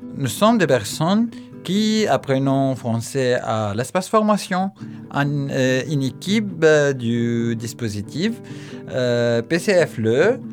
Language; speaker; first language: French; non-native, learner; Arabic